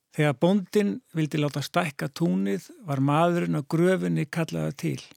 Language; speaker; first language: Icelandic; native; Icelandic